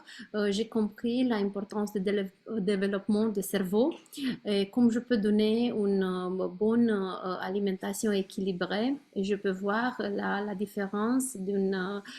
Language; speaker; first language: French; non-native, learner; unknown